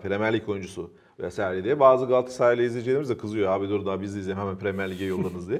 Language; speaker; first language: Turkish; native; Turkish